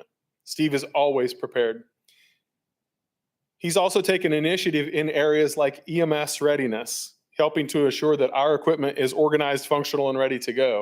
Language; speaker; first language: English; native; English